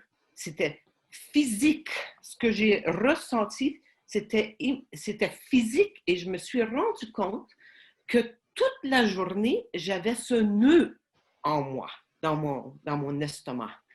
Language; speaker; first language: French; non-native, fluent; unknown